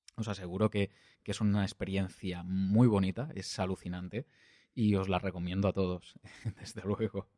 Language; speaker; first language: Spanish; non-native, local second language; Catalan